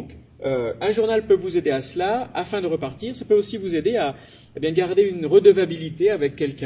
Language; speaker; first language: French; native; French